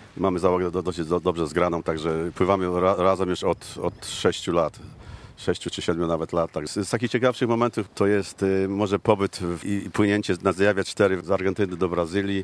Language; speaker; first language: Polish; native; Polish